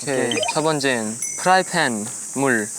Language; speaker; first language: Korean; non-native, learner; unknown